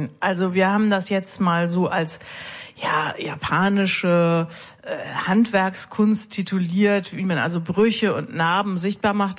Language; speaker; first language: German; native; German